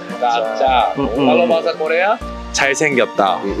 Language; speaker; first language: Indonesian; non-native, fluent; Korean